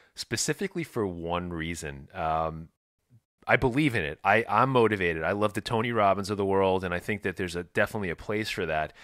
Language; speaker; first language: English; native; English